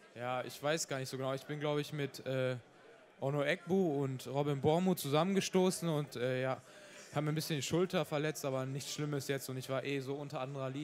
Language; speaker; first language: German; native; German